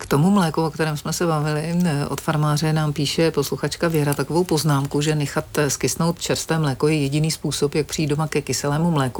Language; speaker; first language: Czech; native; Czech